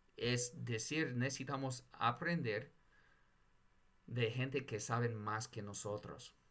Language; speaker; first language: Spanish; non-native, fluent; English